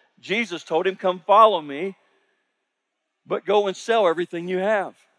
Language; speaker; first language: English; native; English